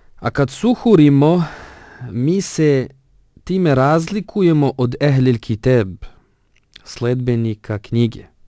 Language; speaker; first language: Bosnian; non-native, fluent; Arabic